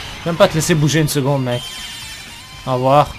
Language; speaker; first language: French; native; French